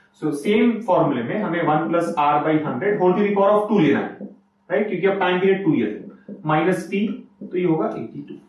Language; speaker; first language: Hindi; native; Hindi